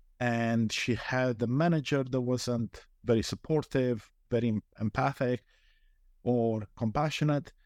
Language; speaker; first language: English; non-native, fluent; Romanian